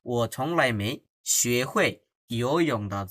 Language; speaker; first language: Chinese; non-native, fluent; Bangla